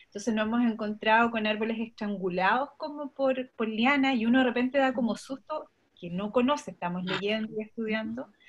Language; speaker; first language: Spanish; native; Spanish